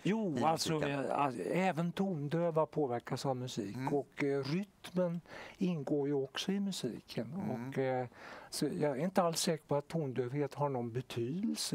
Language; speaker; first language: Swedish; native; Swedish